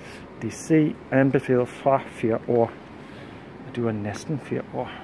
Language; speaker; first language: Danish; non-native, fluent; English